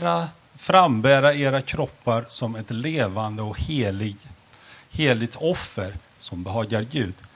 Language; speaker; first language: Swedish; non-native, fluent; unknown